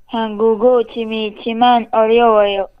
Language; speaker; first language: Korean; non-native, learner; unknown